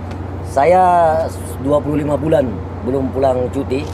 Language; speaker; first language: Indonesian; native; Indonesian